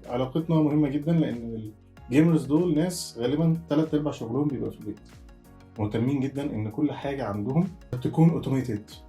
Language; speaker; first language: Arabic; native; Arabic